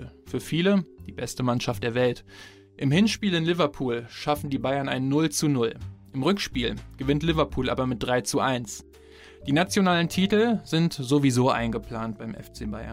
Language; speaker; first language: German; native; German